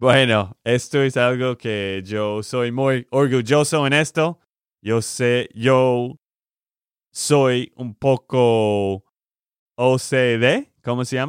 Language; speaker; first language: Spanish; non-native, learner; English